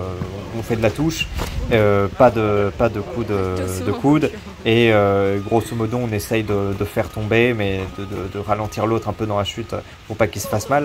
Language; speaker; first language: French; native; French